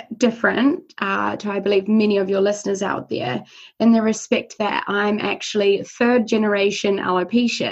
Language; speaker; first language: English; native; English